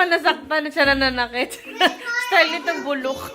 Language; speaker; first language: Filipino; native; Filipino